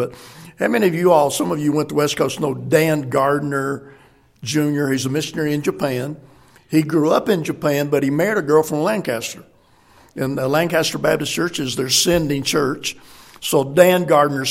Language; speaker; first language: English; native; English